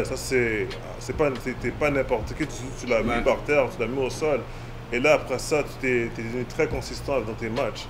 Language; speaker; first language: French; native; French